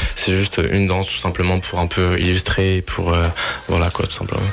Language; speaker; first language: French; native; French